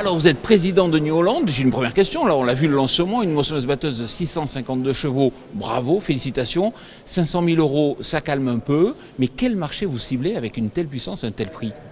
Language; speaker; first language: French; native; French